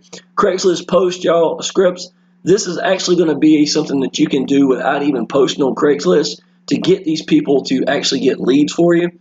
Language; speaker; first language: English; native; English